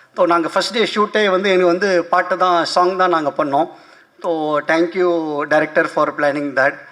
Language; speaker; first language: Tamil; non-native, local second language; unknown